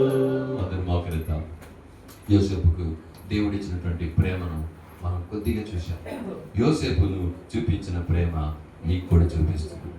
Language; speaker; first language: Telugu; native; Telugu